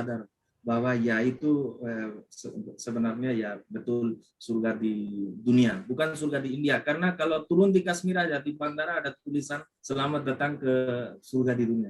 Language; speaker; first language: Indonesian; non-native, fluent; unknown